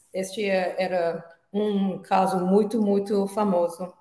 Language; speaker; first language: Portuguese; non-native, learner; English